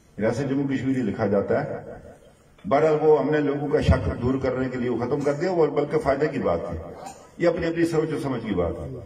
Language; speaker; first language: Urdu; non-native, local second language; Pahari-Potwari